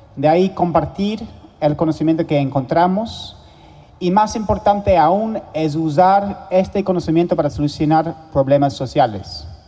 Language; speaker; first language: Spanish; non-native, fluent; English